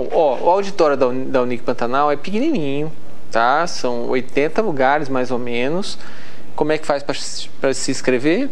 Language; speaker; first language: Portuguese; native; Portuguese